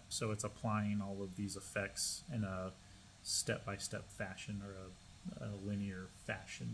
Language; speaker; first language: English; native; English